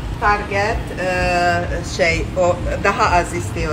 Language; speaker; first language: Turkish; non-native, learner; Hungarian